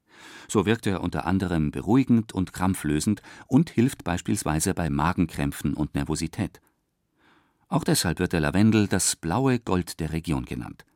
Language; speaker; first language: German; native; German